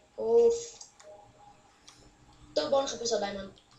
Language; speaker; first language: Hebrew; native; Hebrew